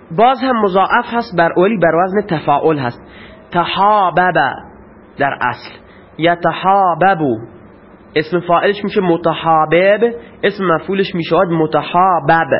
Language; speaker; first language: Persian; non-native, local second language; Baluchi